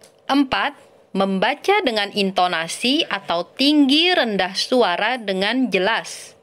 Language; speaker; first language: Indonesian; native; Indonesian